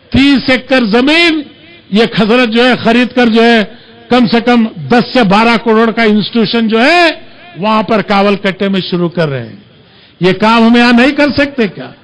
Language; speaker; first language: Urdu; native; Urdu